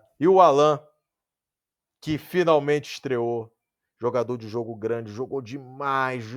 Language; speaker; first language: Portuguese; native; Portuguese